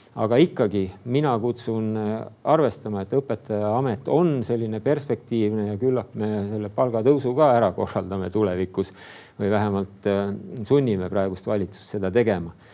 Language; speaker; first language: Estonian; native; Estonian